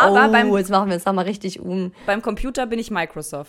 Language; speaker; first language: German; native; German